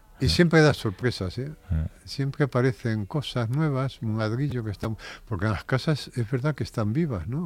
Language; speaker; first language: Spanish; native; Spanish